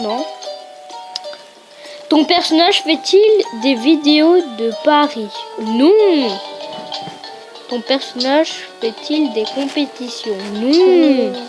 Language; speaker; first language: French; early bilingual, other home language; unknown